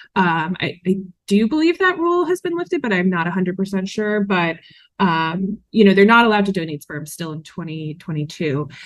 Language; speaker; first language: English; native; English